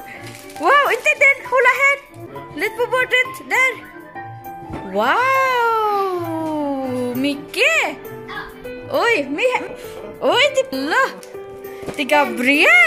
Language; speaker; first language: Swedish; non-native, learner; Filipino